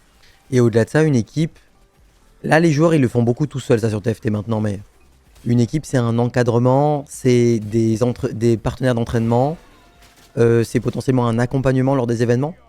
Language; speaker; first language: French; native; French